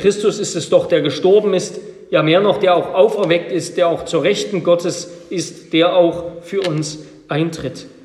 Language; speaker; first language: German; native; German